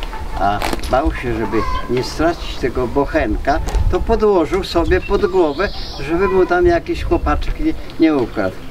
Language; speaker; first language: Polish; native; Polish